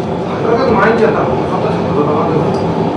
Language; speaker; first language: Japanese; native; Japanese